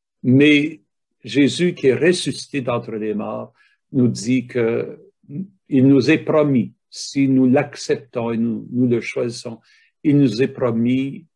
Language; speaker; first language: French; native; French